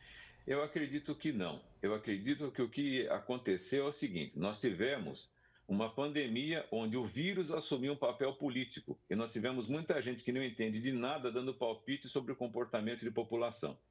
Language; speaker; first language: Portuguese; native; Portuguese